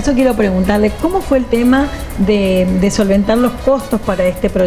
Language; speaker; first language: Spanish; native; Spanish